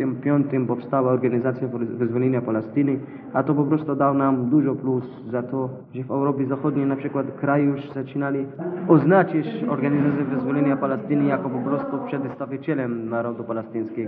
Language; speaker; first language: Polish; non-native, learner; Arabic